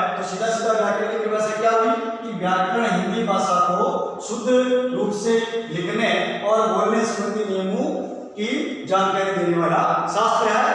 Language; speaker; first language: Hindi; native; Hindi